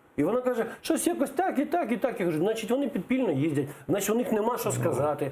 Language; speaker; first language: Ukrainian; native; Ukrainian